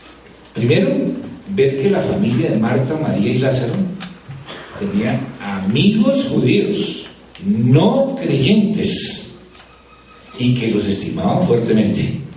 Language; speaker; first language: Spanish; native; Spanish